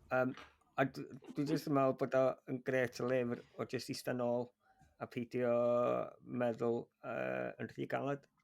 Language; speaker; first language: Welsh; native; Welsh